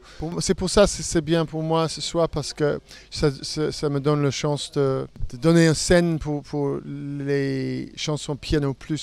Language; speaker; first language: French; non-native, fluent; English